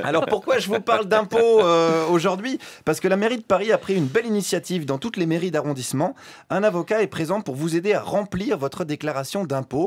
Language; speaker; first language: French; native; French